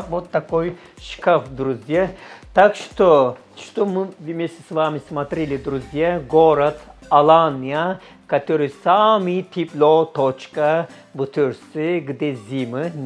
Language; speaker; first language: Russian; non-native, learner; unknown